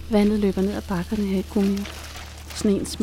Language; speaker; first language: Danish; native; Danish